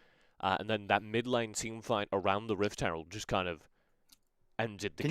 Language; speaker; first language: English; native; English